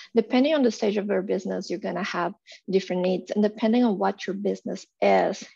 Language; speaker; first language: English; non-native, fluent; Portuguese